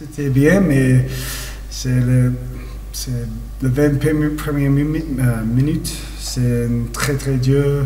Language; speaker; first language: French; non-native, learner; English